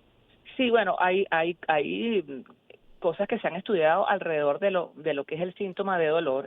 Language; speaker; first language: Spanish; native; Spanish